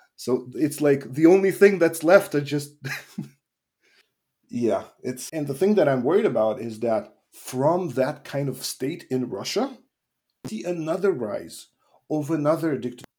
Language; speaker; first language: English; non-native, fluent; Russian